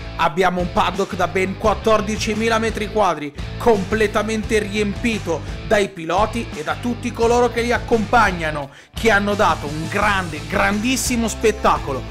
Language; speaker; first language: Italian; native; Italian